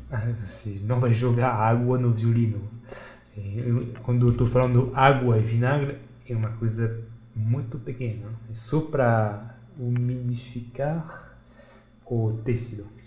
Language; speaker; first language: Portuguese; non-native, fluent; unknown